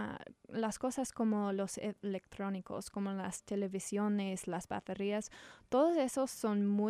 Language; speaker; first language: Spanish; non-native, learner; English